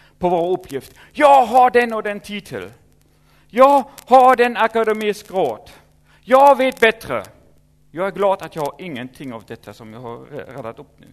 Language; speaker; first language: Swedish; non-native, fluent; German